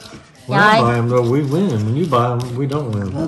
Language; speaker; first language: English; native; English